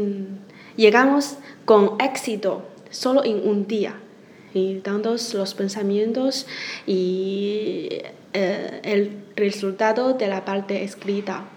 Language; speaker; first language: Spanish; non-native, learner; Chinese